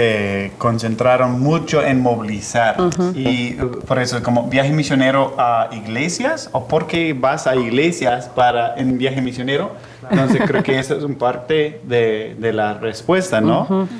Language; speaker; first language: Spanish; non-native, fluent; English